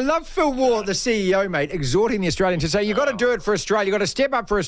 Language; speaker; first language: English; native; English